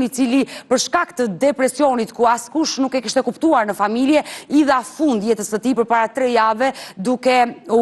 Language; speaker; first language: Albanian; native; Albanian